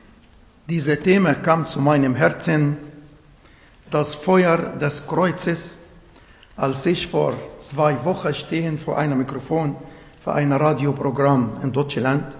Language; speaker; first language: German; non-native, fluent; Arabic